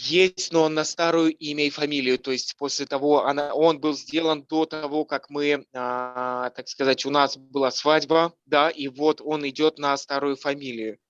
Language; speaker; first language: Russian; native; Russian